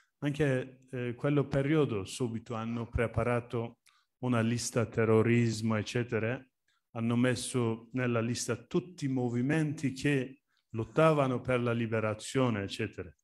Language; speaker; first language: Italian; non-native, learner; Turkish